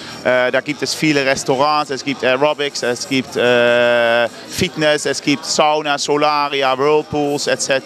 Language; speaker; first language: German; non-native, learner; Dutch